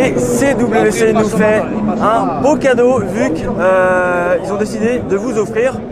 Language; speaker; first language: French; native; French